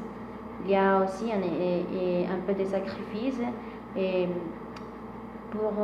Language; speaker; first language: French; non-native, fluent; Spanish